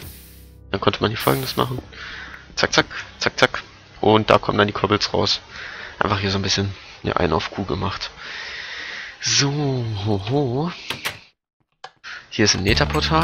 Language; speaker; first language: German; native; German